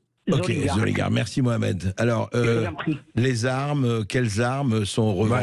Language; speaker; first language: French; native; French